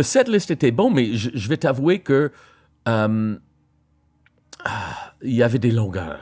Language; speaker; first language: French; non-native, local second language; English